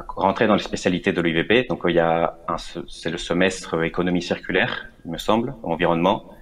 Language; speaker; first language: French; non-native, fluent; Spanish